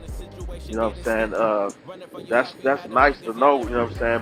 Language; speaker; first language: English; native; English